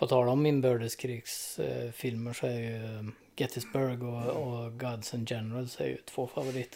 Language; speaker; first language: Swedish; native; Swedish